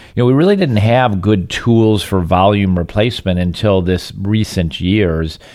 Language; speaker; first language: English; native; English